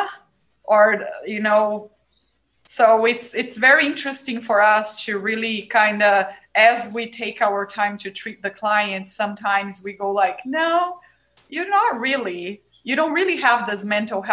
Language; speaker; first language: English; non-native, fluent; Portuguese